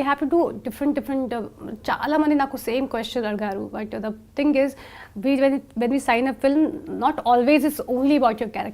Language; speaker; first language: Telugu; non-native, local second language; Hindi